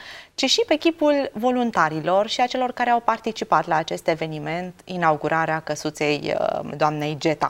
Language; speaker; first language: Romanian; native; Romanian